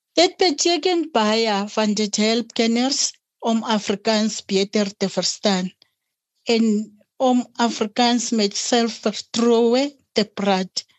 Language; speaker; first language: Afrikaans; non-native, local second language; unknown